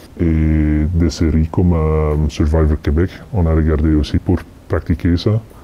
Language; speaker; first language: French; non-native, fluent; English